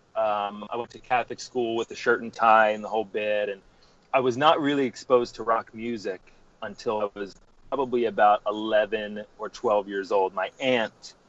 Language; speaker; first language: English; native; English